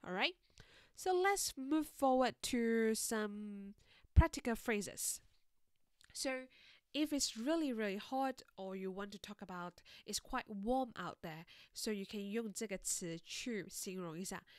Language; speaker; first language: English; non-native, local second language; Chinese